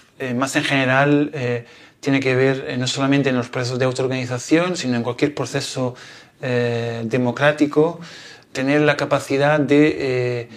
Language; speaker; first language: Spanish; non-native, fluent; Italian